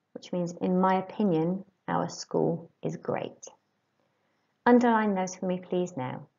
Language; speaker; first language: English; native; English